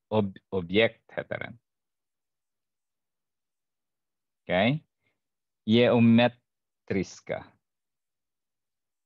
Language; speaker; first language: Swedish; non-native, fluent; Arabic